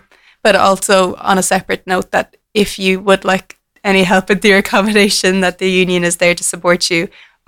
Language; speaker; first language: English; native; English